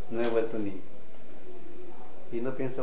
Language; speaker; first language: Spanish; native; Spanish